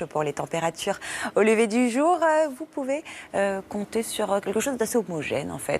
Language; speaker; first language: French; native; French